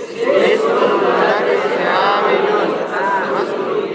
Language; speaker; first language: Arabic; non-native, learner; Indonesian